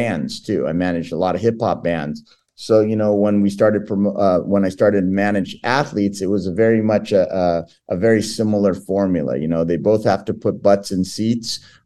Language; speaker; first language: English; early bilingual, other home language; Portuguese